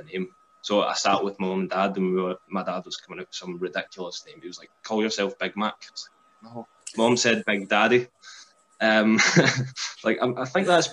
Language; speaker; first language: English; native; English